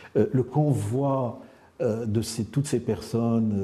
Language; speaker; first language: French; non-native, local second language; Arabic